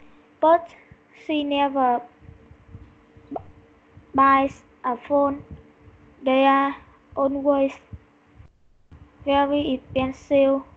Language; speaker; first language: English; non-native, learner; Vietnamese